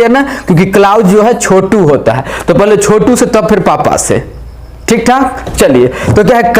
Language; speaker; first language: Hindi; native; Hindi